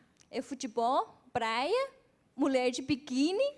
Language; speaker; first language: Portuguese; non-native, fluent; Chinese